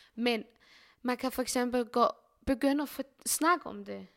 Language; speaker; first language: Danish; non-native, fluent; Arabic